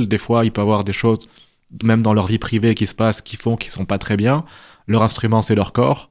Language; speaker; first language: French; native; French